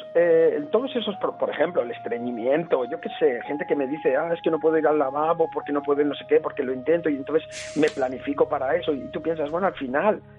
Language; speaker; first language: Spanish; native; Spanish